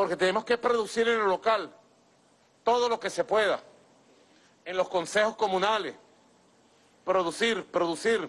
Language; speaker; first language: Spanish; native; Spanish